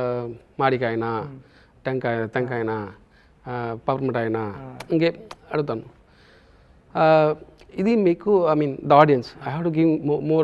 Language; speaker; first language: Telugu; non-native, local second language; Tamil